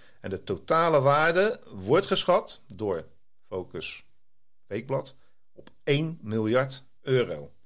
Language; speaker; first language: Dutch; native; Dutch